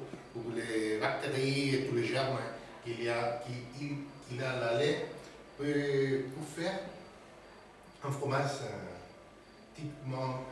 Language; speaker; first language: French; non-native, learner; Spanish